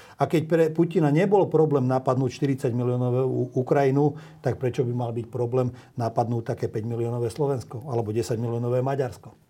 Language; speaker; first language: Slovak; non-native, local second language; Hungarian